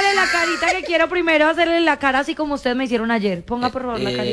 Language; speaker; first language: Spanish; native; Spanish